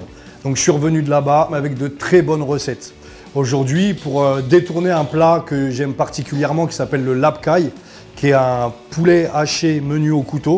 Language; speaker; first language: French; native; French